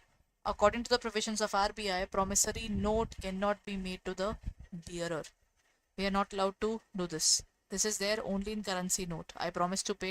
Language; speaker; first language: English; non-native, local second language; Hindi